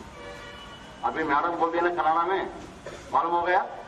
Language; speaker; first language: Hindi; non-native, local second language; Kannada